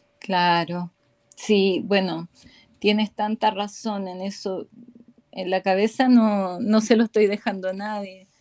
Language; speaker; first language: Spanish; native; Spanish